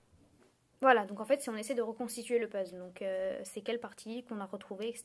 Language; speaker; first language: French; native; French